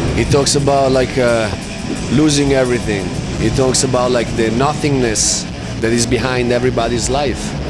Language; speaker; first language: English; native; English